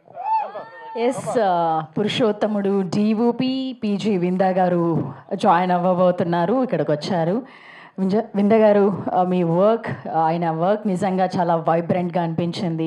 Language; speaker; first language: Telugu; native; Telugu